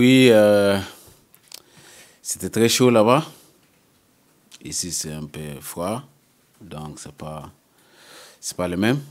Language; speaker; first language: French; non-native, learner; English